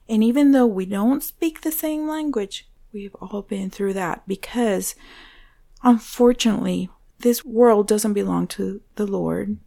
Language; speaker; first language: English; non-native, fluent; Spanish